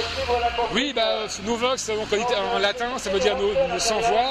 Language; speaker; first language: French; native; French